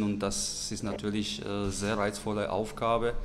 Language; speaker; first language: German; non-native, fluent; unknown